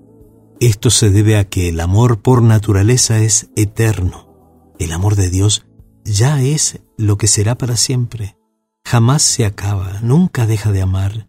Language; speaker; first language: Spanish; native; Spanish